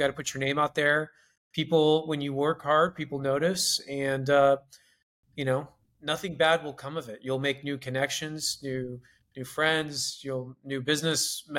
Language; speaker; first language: English; native; English